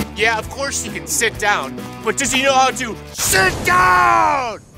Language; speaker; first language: English; native; English